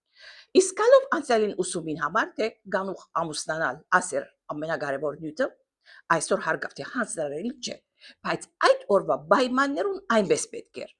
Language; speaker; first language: Armenian; early bilingual, heritage; Armenian